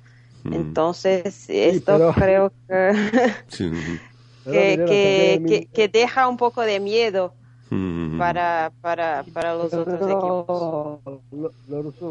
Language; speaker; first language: Spanish; non-native, fluent; Portuguese